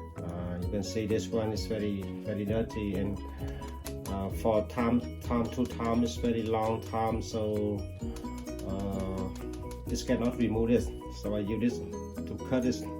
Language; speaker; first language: English; non-native, learner; Vietnamese